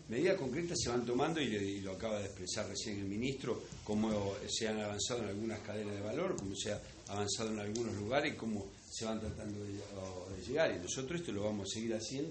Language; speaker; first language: Spanish; native; Spanish